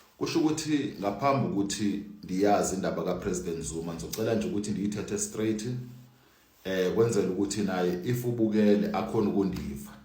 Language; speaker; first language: Zulu; non-native, local second language; Xhosa